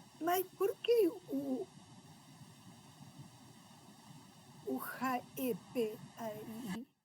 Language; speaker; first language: Portuguese; non-native, fluent; Spanish